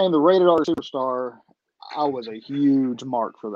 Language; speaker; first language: English; native; English